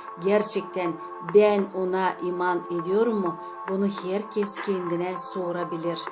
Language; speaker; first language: Turkish; non-native, fluent; Azerbaijani